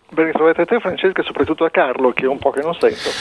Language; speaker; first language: Italian; native; Italian